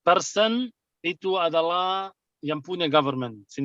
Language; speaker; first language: Indonesian; non-native, fluent; Arabic